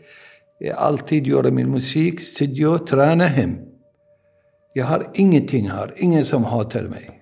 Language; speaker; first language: Swedish; non-native, learner; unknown